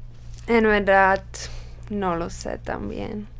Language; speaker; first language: Spanish; non-native, learner; Czech